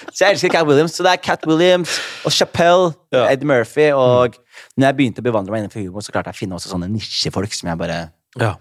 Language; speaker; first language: Norwegian; early bilingual, other home language; Somali